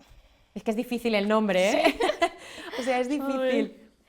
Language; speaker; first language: Spanish; native; Spanish